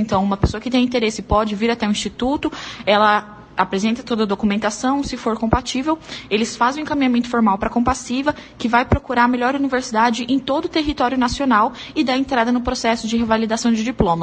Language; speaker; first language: Portuguese; native; Portuguese